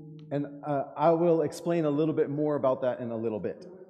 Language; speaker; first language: English; native; English